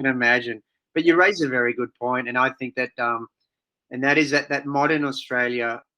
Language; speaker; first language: English; native; English